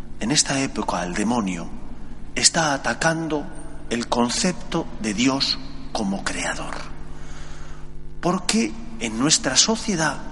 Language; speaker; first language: Spanish; native; Spanish